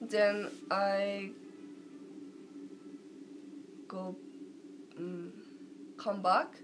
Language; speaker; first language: English; non-native, learner; Japanese